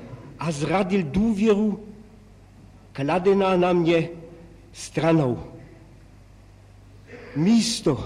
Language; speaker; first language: Czech; non-native, fluent; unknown